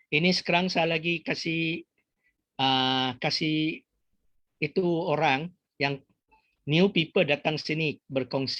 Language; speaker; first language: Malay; non-native, local second language; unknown